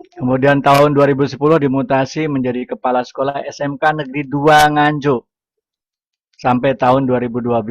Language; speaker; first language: Indonesian; non-native, local second language; Sundanese